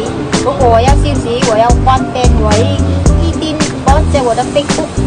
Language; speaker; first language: Chinese; non-native, fluent; Vietnamese